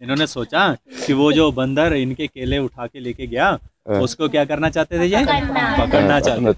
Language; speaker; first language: Hindi; native; Hindi